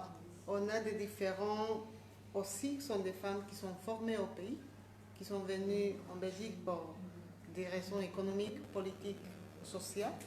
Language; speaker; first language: French; non-native, fluent; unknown